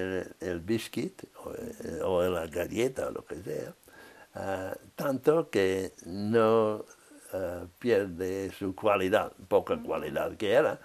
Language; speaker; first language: Spanish; non-native, fluent; English